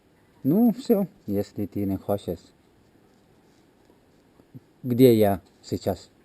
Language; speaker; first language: Russian; non-native, learner; Italian